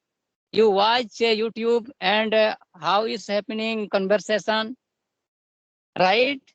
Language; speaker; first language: English; non-native, learner; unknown